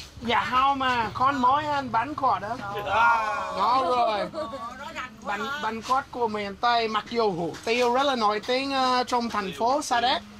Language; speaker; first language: Vietnamese; non-native, learner; English